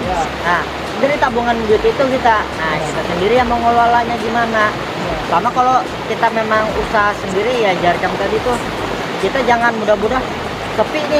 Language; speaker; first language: Indonesian; native; Indonesian